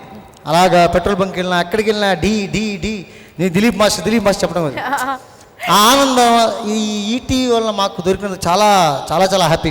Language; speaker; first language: Telugu; native; Telugu